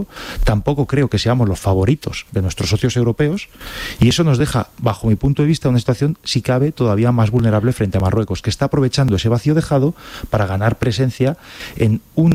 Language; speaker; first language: Spanish; native; Spanish